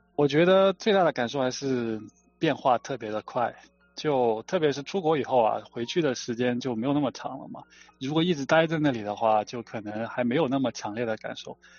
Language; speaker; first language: Chinese; native; Chinese